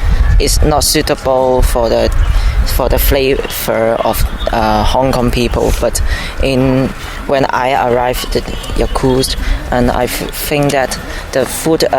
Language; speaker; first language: English; non-native, learner; Cantonese